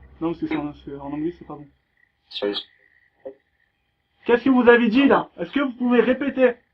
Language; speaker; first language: French; native; French